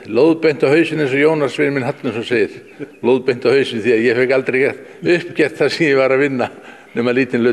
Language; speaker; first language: Icelandic; native; Icelandic